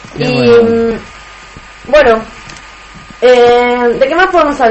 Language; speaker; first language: Spanish; native; Spanish